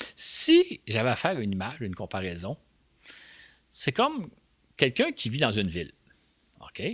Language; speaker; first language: French; native; French